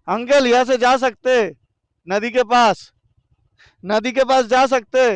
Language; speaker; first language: Hindi; non-native, local second language; Bangla